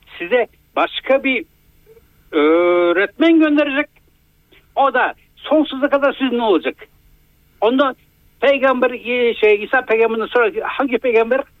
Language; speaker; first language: Turkish; native; Turkish